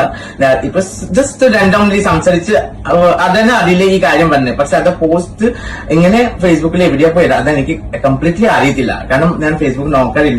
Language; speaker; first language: Malayalam; non-native, local second language; Assamese